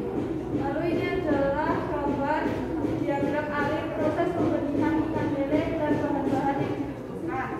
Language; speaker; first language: Indonesian; native; Indonesian